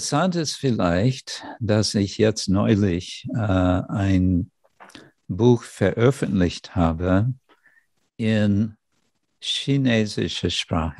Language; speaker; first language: German; non-native, fluent; English